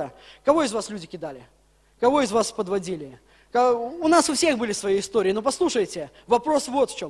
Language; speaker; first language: Russian; native; Russian